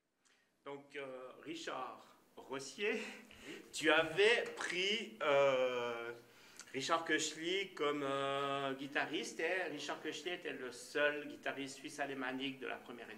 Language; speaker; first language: French; native; French